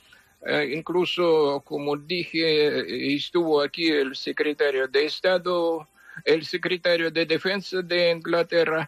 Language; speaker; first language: Spanish; non-native, fluent; Ukrainian